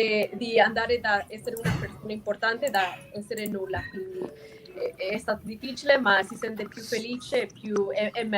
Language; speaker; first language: Italian; non-native, fluent; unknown